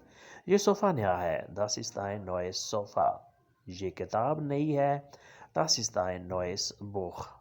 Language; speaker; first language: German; non-native, learner; Urdu